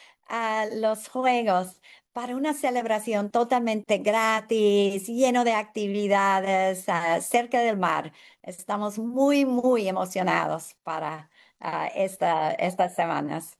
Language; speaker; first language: Spanish; non-native, fluent; English